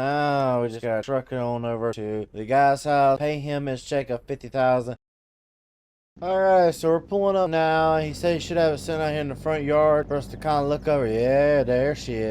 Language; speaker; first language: English; native; English